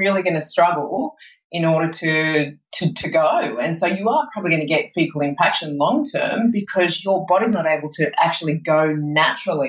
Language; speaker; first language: English; native; English